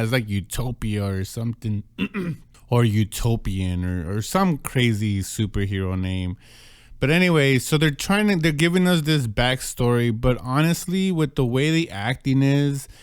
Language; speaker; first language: English; native; English